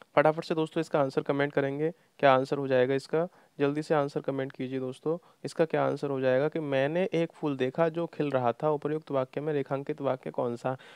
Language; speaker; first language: Hindi; native; Hindi